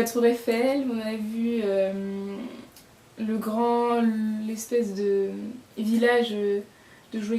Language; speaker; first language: French; native; French